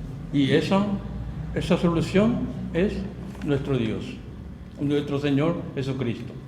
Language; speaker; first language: Spanish; non-native, fluent; Korean